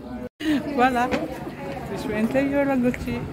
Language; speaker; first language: French; non-native, learner; Filipino